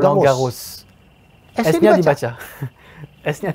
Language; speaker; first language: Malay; non-native, fluent; French